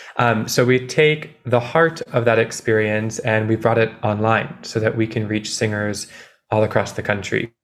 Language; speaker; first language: English; native; English